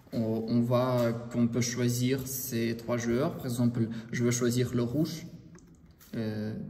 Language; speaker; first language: French; non-native, learner; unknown